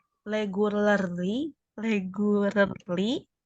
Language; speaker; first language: English; non-native, learner; Indonesian